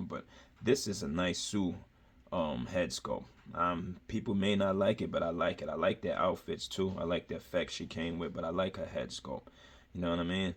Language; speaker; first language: English; native; English